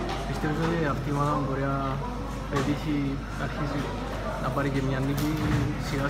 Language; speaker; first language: Greek; native; Greek